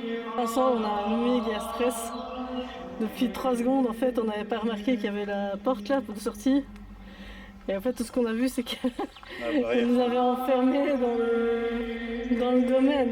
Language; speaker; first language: French; native; French